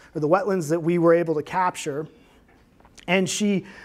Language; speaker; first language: English; native; English